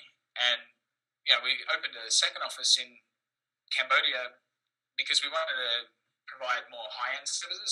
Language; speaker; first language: English; native; English